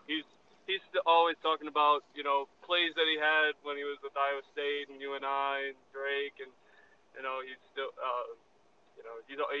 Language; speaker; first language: English; native; English